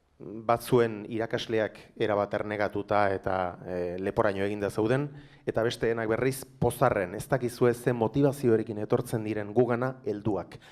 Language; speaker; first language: Basque; native; Basque